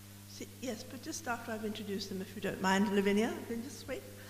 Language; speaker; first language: English; native; English